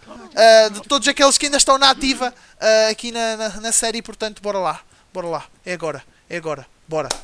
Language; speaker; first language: Portuguese; native; Portuguese